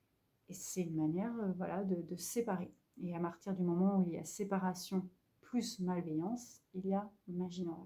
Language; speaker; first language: French; native; French